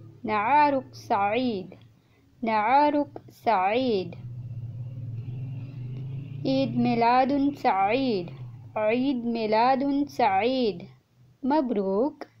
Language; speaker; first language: Arabic; non-native, fluent; Urdu